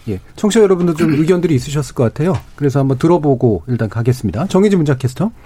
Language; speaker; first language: Korean; native; Korean